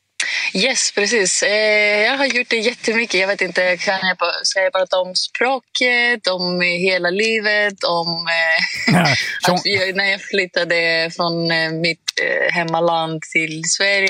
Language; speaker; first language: Swedish; non-native, fluent; Greek